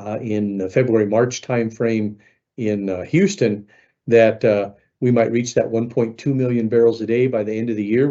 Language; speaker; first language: English; native; English